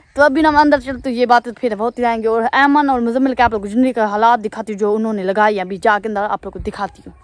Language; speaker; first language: Urdu; non-native, local second language; Punjabi